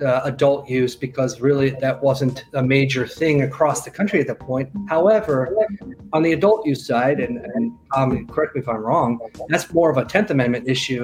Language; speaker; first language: English; native; English